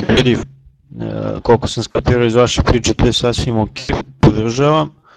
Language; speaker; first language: Serbian; native; Serbian